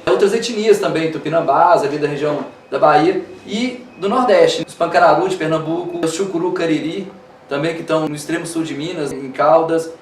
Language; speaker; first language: Portuguese; native; Portuguese